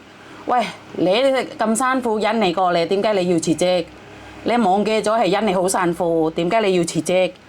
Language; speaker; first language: Cantonese; non-native, fluent; Javanese